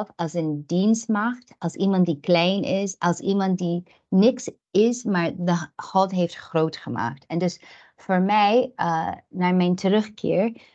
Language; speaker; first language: Dutch; non-native, fluent; English